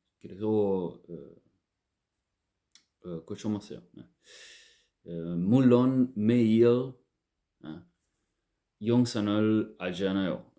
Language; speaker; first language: Korean; non-native, learner; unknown